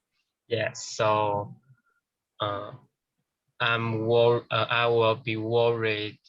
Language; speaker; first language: English; non-native, learner; Chinese